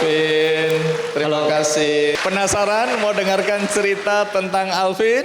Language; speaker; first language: Indonesian; native; Indonesian